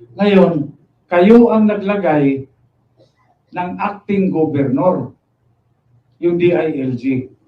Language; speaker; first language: Filipino; non-native, local second language; Cebuano